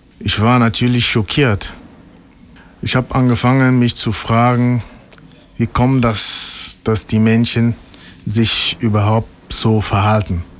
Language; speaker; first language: German; non-native, fluent; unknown